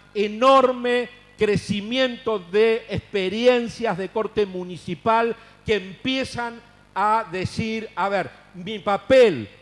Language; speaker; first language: Spanish; native; Spanish